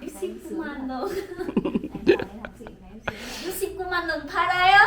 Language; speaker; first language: Korean; non-native, learner; Vietnamese